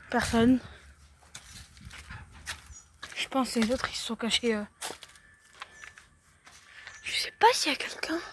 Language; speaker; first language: French; native; French